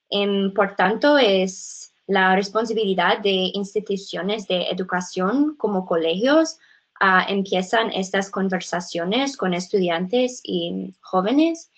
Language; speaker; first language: Spanish; non-native, learner; English